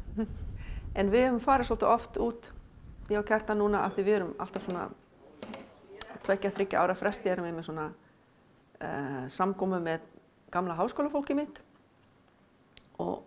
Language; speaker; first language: Icelandic; non-native, fluent; Afrikaans